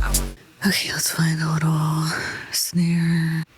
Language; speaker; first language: English; native; English